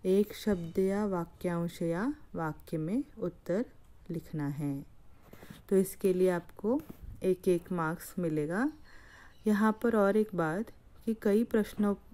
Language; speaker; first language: Hindi; non-native, local second language; Marathi